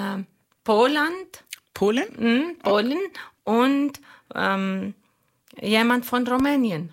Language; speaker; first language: German; non-native, learner; Arabic